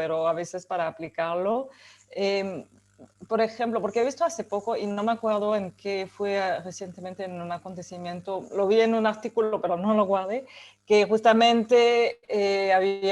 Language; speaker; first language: Spanish; native; Spanish